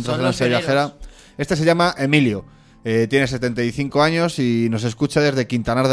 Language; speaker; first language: Spanish; native; Spanish